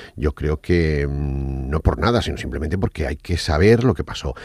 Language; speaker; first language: Spanish; non-native, fluent; Arabic